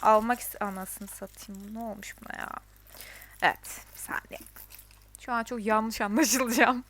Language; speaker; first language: Turkish; native; Turkish